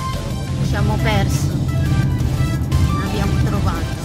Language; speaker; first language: Italian; non-native, learner; Filipino